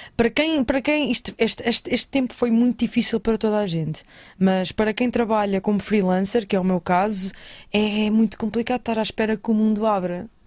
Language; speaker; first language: Portuguese; native; Portuguese